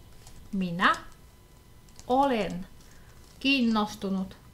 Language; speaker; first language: Finnish; non-native, fluent; Russian